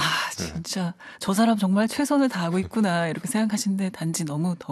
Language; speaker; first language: Korean; native; Korean